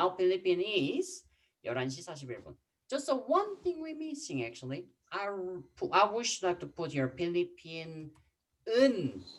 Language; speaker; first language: English; non-native, fluent; Korean